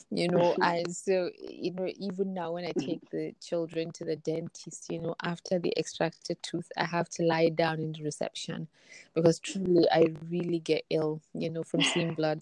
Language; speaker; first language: English; non-native, local second language; Hausa